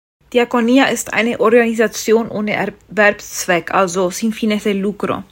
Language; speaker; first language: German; non-native, fluent; Spanish